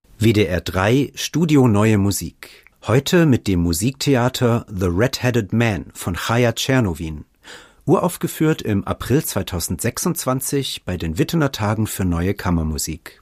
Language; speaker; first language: German; native; German